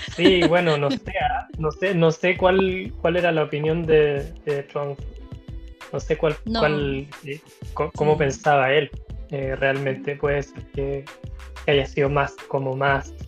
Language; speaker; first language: Spanish; native; Spanish